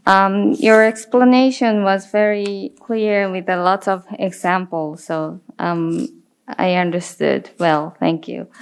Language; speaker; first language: English; non-native, fluent; Japanese